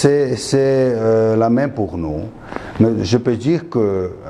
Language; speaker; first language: French; non-native, fluent; Georgian